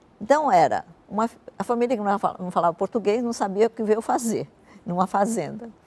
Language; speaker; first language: Portuguese; early bilingual, other home language; Japanese